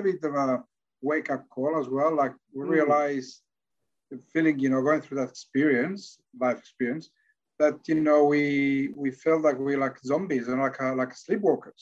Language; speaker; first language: English; non-native, fluent; Spanish